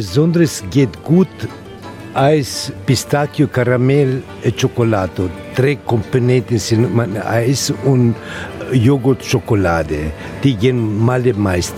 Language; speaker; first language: German; non-native, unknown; Italian